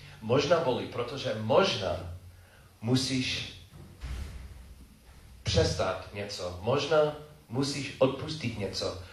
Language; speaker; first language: Czech; non-native, fluent; English